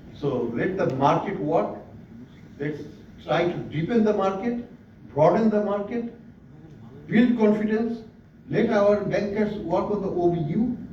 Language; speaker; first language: English; non-native, local second language; Bangla